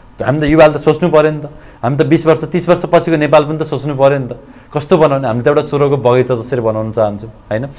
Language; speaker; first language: Nepali; native; Nepali